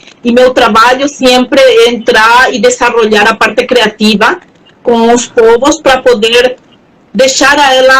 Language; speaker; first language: Portuguese; non-native, local second language; Spanish